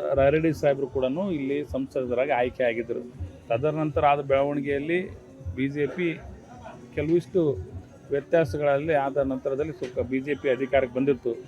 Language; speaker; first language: Kannada; native; Kannada